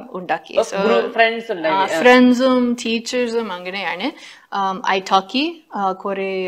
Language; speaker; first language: Malayalam; non-native, fluent; English